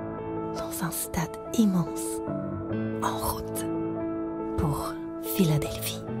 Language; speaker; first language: French; non-native, fluent; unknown